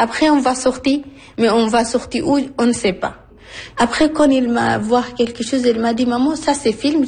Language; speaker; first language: French; non-native, learner; Arabic